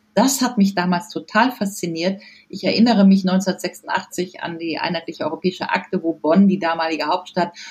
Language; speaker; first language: German; native; German